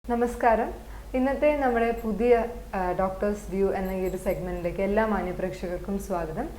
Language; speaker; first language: Malayalam; native; Malayalam